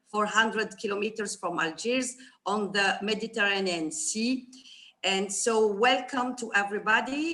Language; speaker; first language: English; non-native, fluent; Arabic